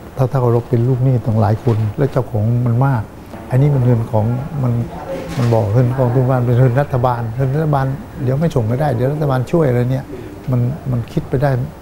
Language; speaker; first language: Thai; native; Thai